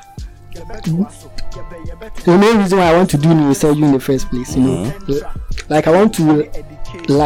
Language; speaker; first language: English; non-native, local second language; Akan